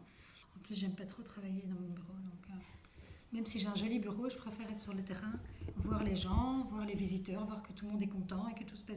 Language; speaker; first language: French; native; French